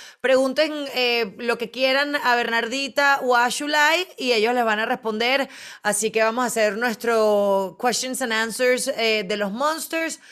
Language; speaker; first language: Spanish; native; Spanish